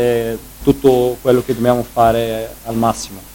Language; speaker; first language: Italian; non-native, fluent; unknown